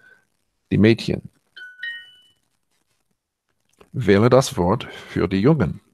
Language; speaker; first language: German; non-native, learner; English